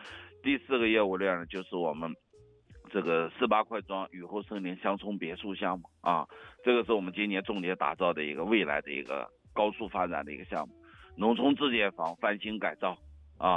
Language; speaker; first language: Chinese; native; Chinese